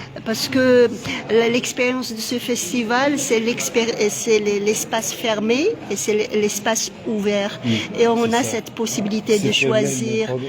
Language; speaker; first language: French; non-native, local second language; Arabic